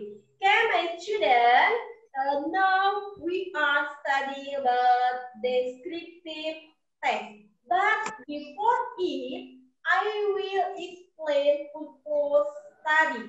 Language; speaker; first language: English; non-native, learner; Indonesian